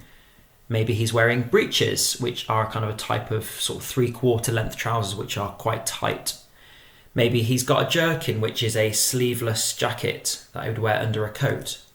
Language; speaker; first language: English; native; English